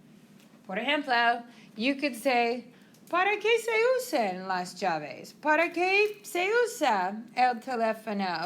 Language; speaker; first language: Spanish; non-native, fluent; English